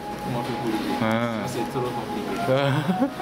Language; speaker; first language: French; non-native, learner; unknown